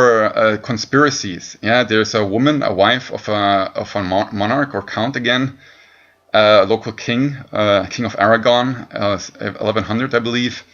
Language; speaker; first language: English; non-native, fluent; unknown